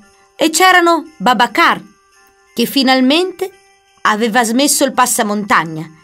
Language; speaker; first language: Italian; native; Italian